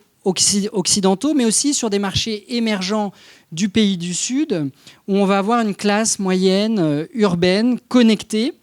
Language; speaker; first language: French; native; French